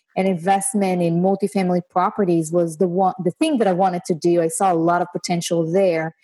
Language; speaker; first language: English; non-native, fluent; Hebrew